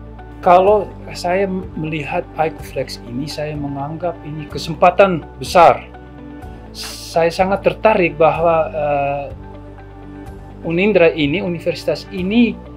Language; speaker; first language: Indonesian; non-native, fluent; Dutch